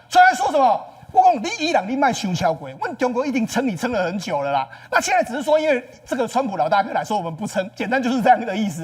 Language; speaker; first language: Chinese; native; Chinese